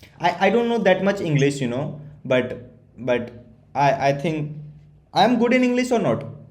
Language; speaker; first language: English; non-native, learner; Hindi